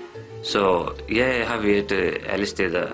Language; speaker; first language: Danish; non-native, fluent; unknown